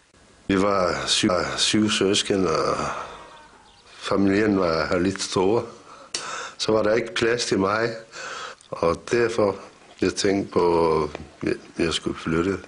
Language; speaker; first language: Danish; non-native, fluent; Turkish